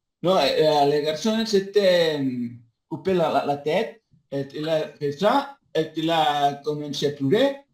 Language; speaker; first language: French; non-native, learner; Spanish